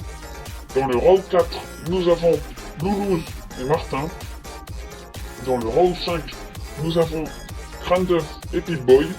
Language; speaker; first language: French; native; French